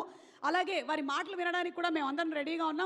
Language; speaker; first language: Telugu; native; Telugu